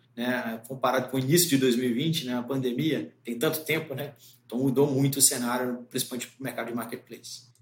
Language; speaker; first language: Portuguese; native; Portuguese